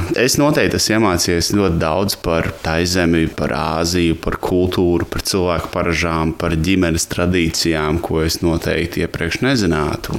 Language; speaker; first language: Latvian; native; Latvian